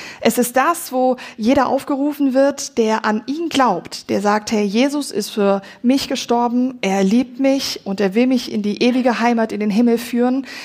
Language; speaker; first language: German; native; German